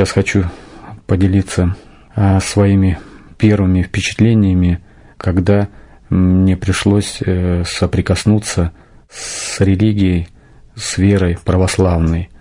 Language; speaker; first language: Russian; native; Russian